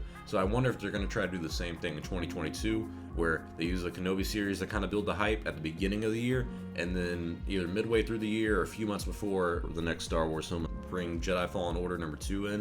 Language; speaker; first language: English; native; English